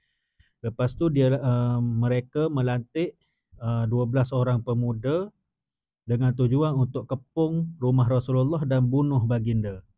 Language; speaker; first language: Malay; native; Malay